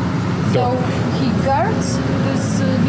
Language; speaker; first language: English; non-native, learner; Polish